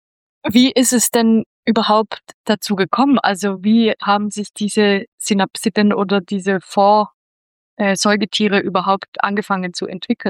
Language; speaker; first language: German; native; German